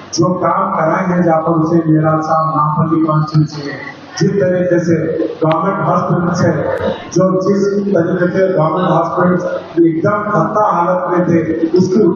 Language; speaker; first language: Urdu; native; Urdu